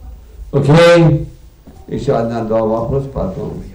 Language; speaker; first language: Russian; non-native, learner; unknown